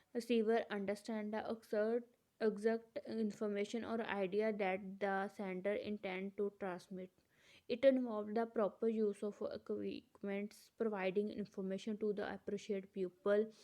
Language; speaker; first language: English; non-native, local second language; Punjabi